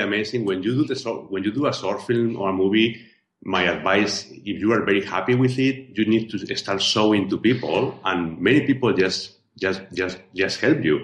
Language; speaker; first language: English; non-native, fluent; Spanish